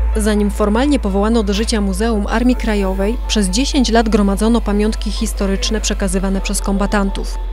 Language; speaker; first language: Polish; native; Polish